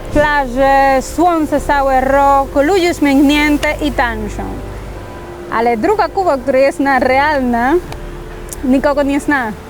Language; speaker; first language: Polish; non-native, fluent; Spanish